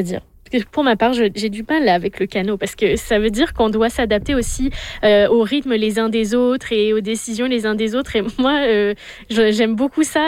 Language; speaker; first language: French; native; French